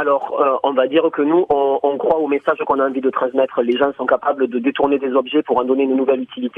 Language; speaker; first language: French; native; French